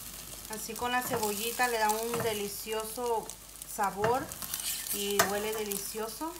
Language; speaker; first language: Spanish; native; Spanish